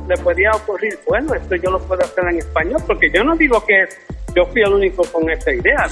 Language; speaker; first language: Spanish; early bilingual, heritage; Spanish